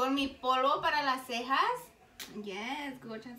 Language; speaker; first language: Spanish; early bilingual, heritage; Spanish